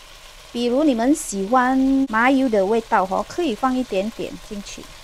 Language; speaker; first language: Chinese; non-native, learner; Indonesian